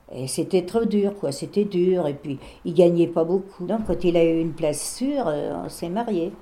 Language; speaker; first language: French; native; French